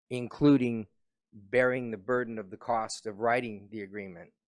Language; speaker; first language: English; native; English